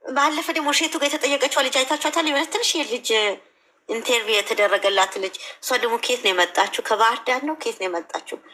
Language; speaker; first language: Amharic; native; Amharic